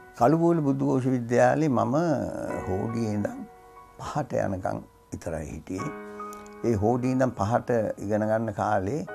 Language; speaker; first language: Sinhala; native; Sinhala